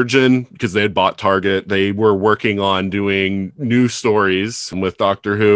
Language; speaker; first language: English; native; English